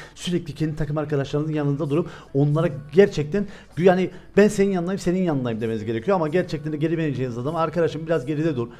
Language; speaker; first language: Turkish; native; Turkish